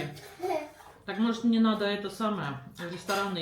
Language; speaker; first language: Russian; native; Russian